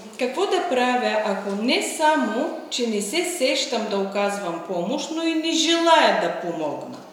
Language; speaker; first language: Bulgarian; non-native, fluent; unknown